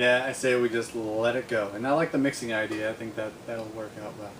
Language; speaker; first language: English; native; English